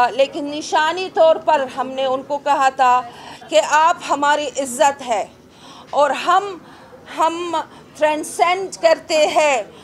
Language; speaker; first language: Urdu; non-native, fluent; Arabic